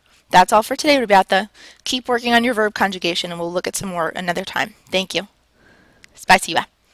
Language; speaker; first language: English; native; English